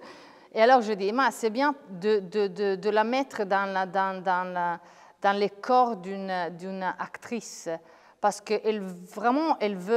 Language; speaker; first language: French; non-native, fluent; Italian